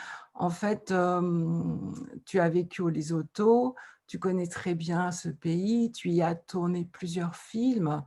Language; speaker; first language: French; native; French